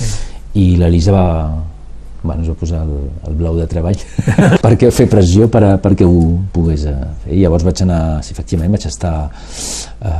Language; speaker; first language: Catalan; non-native, local second language; Spanish